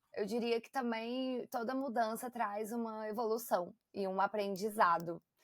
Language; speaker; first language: Portuguese; native; Portuguese